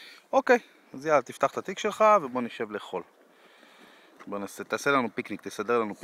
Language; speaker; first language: Hebrew; native; Hebrew